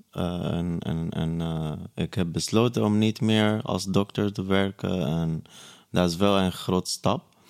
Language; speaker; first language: Dutch; non-native, fluent; Arabic